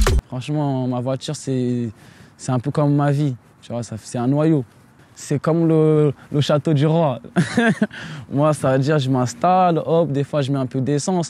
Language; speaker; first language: French; early bilingual, other home language; Portuguese